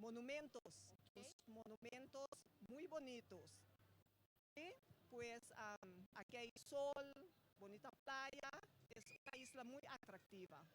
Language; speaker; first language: Spanish; non-native, fluent; Papiamento